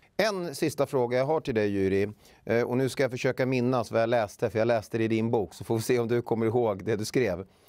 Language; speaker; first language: Swedish; native; Swedish